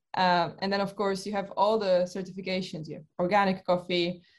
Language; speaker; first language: English; non-native, fluent; Czech